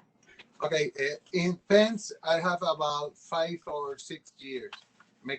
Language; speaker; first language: English; non-native, local second language; Spanish